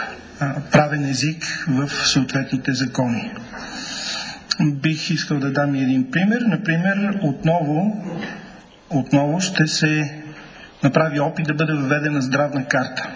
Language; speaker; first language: Bulgarian; native; Bulgarian